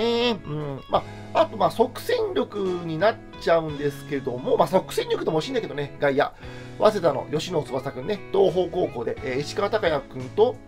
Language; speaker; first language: Japanese; native; Japanese